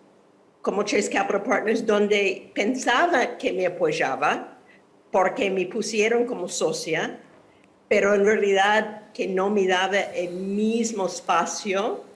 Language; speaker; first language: Spanish; non-native, fluent; English